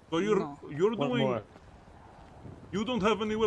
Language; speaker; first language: English; native; English